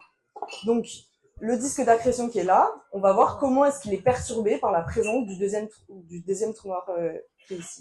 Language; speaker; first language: French; native; French